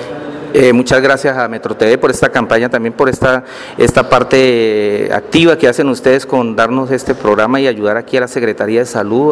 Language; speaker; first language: Spanish; native; Spanish